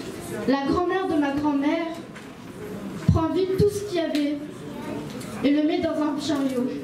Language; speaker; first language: French; early bilingual, other home language; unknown